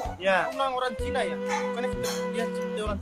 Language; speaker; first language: Indonesian; non-native, local second language; Tetum